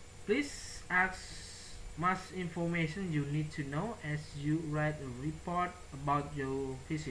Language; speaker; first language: English; non-native, fluent; Indonesian